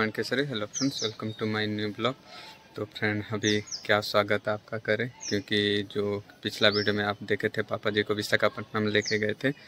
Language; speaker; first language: Hindi; non-native, local second language; Odia